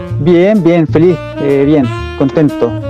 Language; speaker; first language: Spanish; native; Spanish